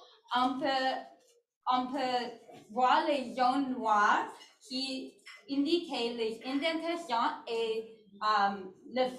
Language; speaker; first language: French; non-native, learner; English